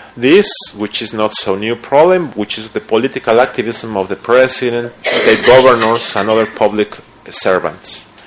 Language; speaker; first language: English; non-native, fluent; Spanish